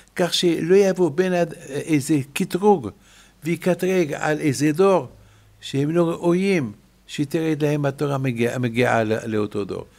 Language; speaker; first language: Hebrew; non-native, fluent; French